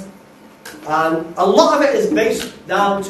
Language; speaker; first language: English; native; English